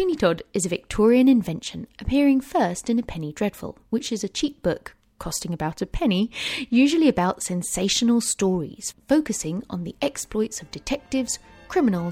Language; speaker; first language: English; native; English